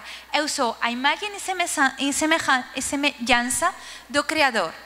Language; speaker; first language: Portuguese; non-native, learner; Spanish